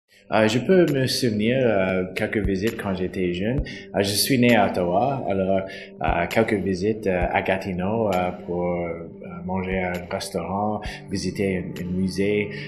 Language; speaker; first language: French; non-native, local second language; English